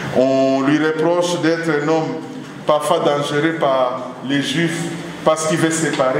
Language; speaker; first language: French; non-native, local second language; Lingala